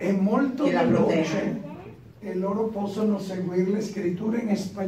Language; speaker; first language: Italian; non-native, learner; Spanish